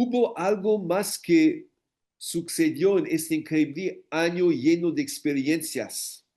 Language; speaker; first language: Spanish; non-native, fluent; English